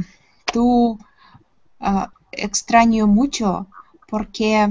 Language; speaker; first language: Spanish; non-native, learner; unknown